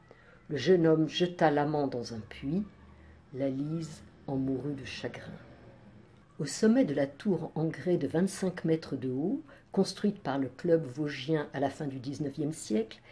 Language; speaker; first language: French; native; French